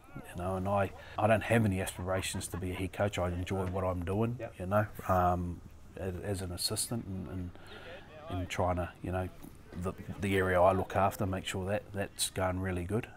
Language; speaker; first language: English; native; English